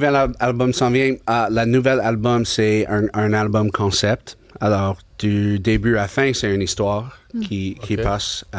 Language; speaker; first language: French; non-native, local second language; English